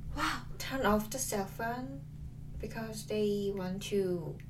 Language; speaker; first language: English; non-native, learner; Korean